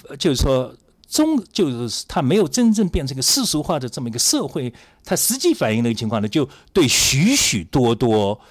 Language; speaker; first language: Chinese; native; Chinese